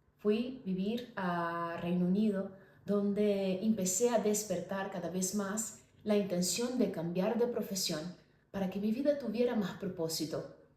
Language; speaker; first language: Spanish; non-native, fluent; Portuguese